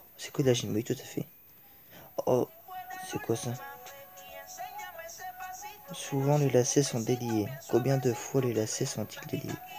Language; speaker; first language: French; native; French